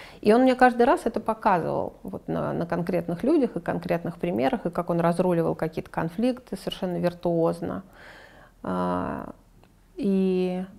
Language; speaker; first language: Russian; native; Russian